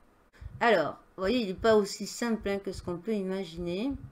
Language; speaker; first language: French; native; French